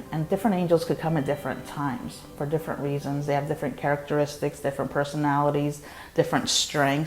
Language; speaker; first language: English; native; English